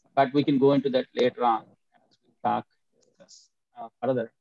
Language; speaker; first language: English; non-native, local second language; Telugu